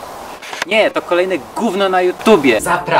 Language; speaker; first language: Polish; native; Polish